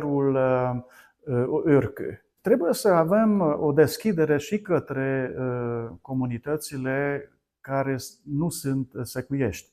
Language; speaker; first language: Romanian; non-native, local second language; Hungarian